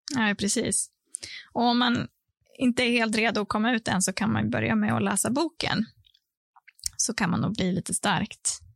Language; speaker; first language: Swedish; native; Swedish